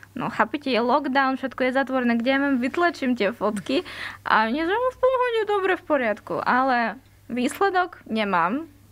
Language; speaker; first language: Slovak; non-native, fluent; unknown